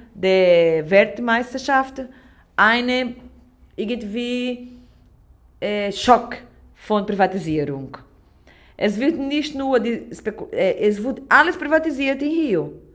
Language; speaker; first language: German; non-native, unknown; Portuguese